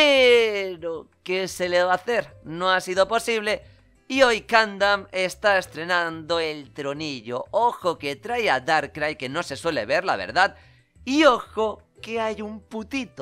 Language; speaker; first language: Spanish; native; Spanish